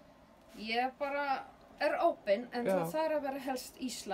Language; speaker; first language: Icelandic; non-native, learner; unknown